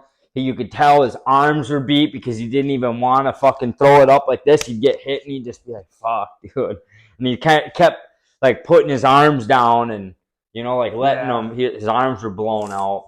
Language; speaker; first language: English; native; English